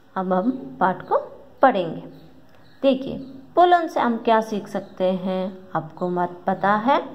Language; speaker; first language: Hindi; non-native, local second language; Kannada